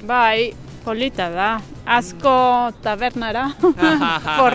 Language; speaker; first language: Basque; non-native, learner; Portuguese